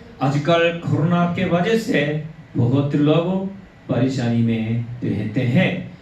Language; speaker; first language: Hindi; non-native, fluent; Korean